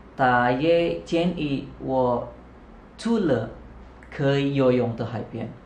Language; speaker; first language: Chinese; non-native, learner; Indonesian